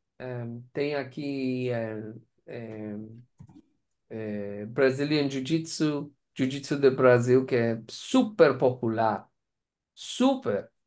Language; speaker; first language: Portuguese; non-native, learner; Persian